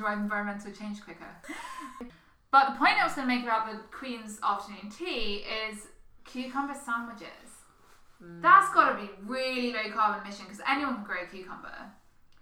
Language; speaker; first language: English; native; English